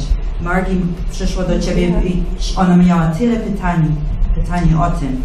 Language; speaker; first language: Polish; early bilingual, heritage; English